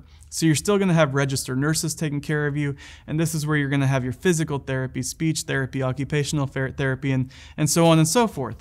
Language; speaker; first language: English; native; English